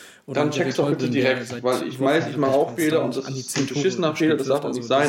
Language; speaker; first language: German; native; German